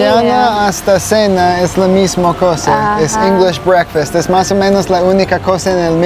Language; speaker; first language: Spanish; non-native, learner; English